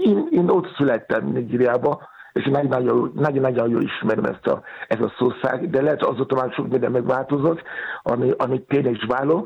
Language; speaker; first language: Hungarian; non-native, fluent; Yoruba